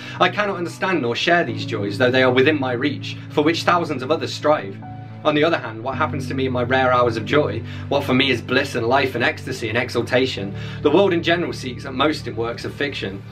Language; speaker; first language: English; native; English